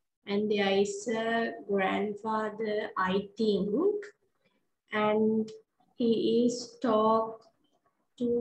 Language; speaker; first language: English; non-native, learner; Sinhala